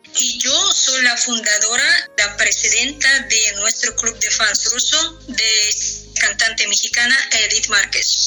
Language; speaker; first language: Spanish; non-native, fluent; Russian